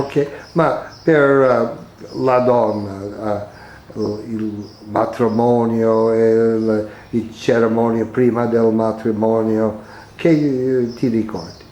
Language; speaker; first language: Italian; early bilingual, heritage; English